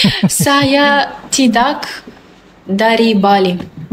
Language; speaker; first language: Indonesian; non-native, learner; Russian